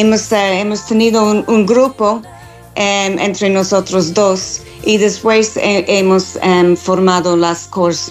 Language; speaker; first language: Spanish; non-native, fluent; English